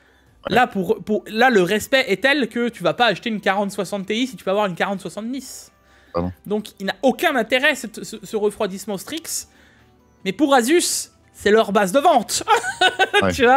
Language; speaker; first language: French; native; French